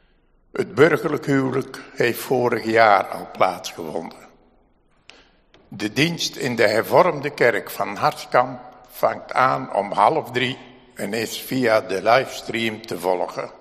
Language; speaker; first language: Dutch; native; Dutch